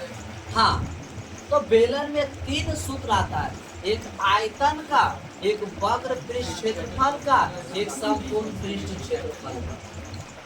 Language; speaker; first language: Hindi; native; Hindi